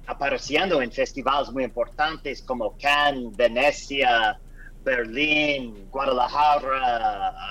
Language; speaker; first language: Spanish; non-native, learner; English